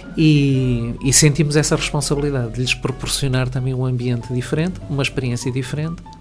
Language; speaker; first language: Portuguese; native; Portuguese